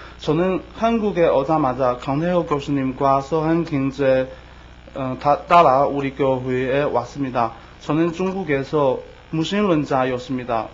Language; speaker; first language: Korean; non-native, learner; Chinese